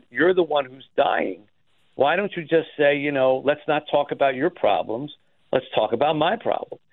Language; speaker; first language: English; native; English